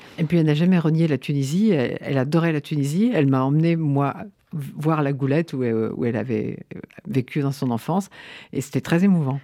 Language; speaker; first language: French; native; French